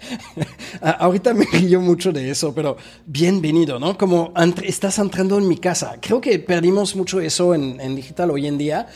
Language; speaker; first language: Spanish; non-native, fluent; French